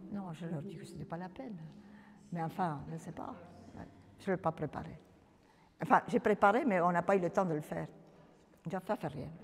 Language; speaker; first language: French; non-native, fluent; Spanish